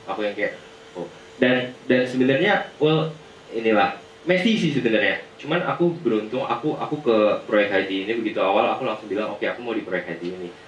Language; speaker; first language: Indonesian; native; Indonesian